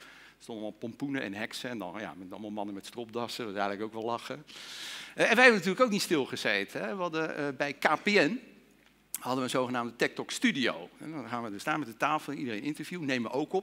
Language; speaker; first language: Dutch; native; Dutch